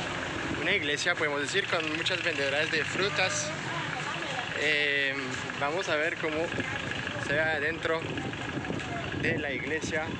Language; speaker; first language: Spanish; non-native, fluent; French